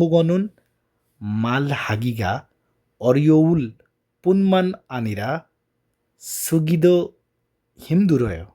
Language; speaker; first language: Korean; non-native, fluent; Bangla